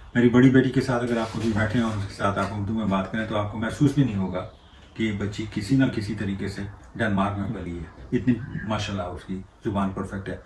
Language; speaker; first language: Urdu; non-native, local second language; Punjabi